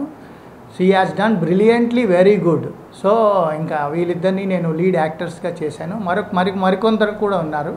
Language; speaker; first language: Telugu; native; Telugu